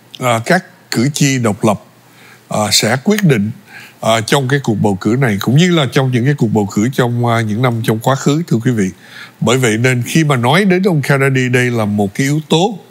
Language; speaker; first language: Vietnamese; early bilingual, other home language; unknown